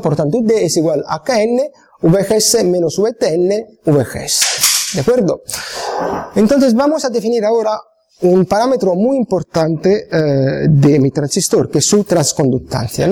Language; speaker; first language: Spanish; non-native, fluent; Italian